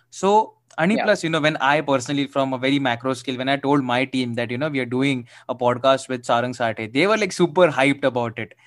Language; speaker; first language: English; non-native, local second language; Marathi